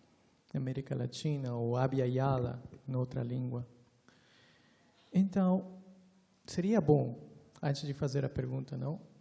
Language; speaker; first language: Portuguese; non-native, fluent; Spanish